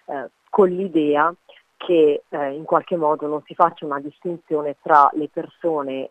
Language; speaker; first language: Italian; native; Italian